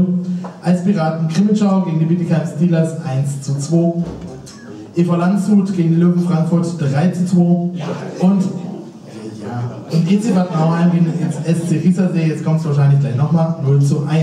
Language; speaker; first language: German; native; German